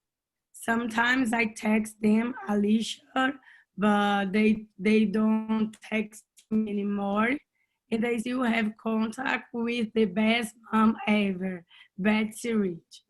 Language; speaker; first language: English; non-native, learner; Portuguese